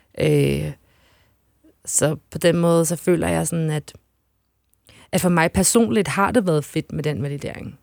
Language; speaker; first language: Danish; native; Danish